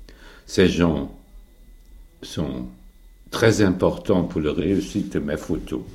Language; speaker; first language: French; non-native, fluent; German